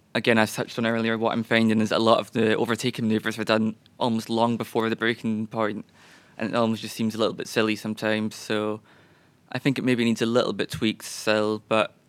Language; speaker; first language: English; native; English